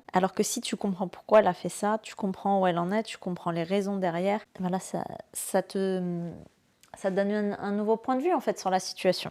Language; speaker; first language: French; native; French